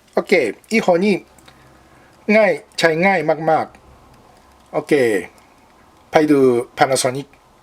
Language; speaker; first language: Thai; non-native, learner; Japanese